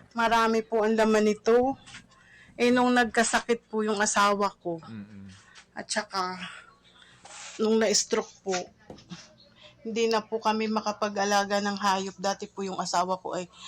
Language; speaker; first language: Filipino; native; Filipino